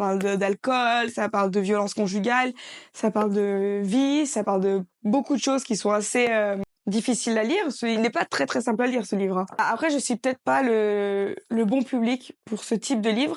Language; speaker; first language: French; native; French